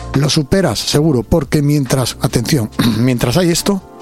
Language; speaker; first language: Spanish; native; Spanish